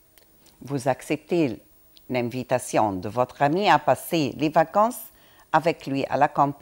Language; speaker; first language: French; non-native, fluent; Arabic